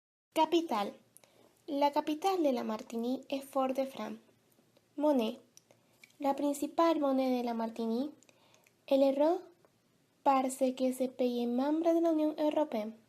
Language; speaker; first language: French; non-native, learner; Spanish